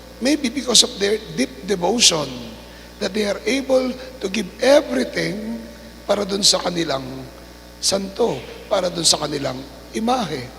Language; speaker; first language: Filipino; non-native, local second language; Pampanga